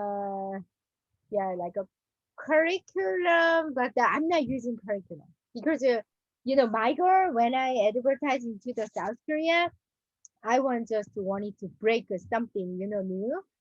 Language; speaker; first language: English; non-native, learner; Korean